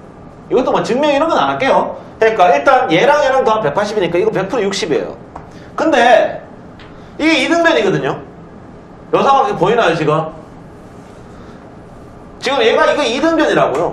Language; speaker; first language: Korean; native; Korean